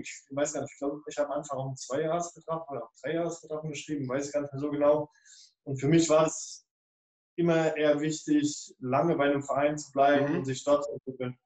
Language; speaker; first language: German; native; German